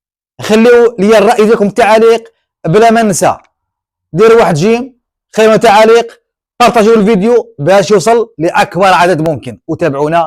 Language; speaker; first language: Arabic; native; Arabic